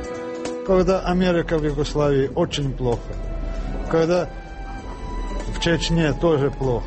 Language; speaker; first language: Russian; non-native, learner; Czech